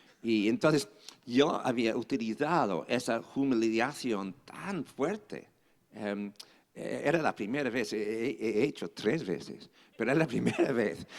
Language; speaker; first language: Spanish; non-native, fluent; English